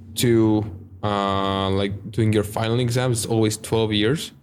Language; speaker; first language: English; non-native, fluent; Hungarian